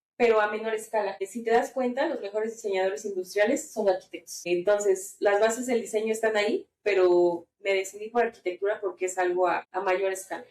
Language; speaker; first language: Spanish; native; Spanish